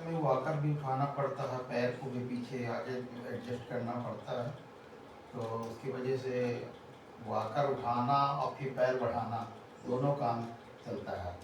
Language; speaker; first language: Hindi; native; Hindi